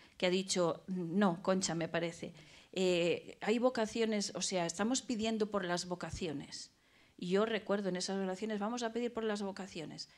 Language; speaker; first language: Spanish; native; Spanish